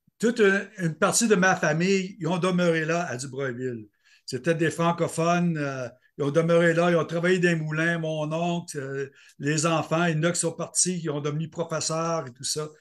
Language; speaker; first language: French; native; French